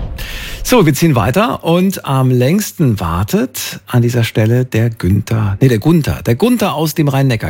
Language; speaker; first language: German; native; German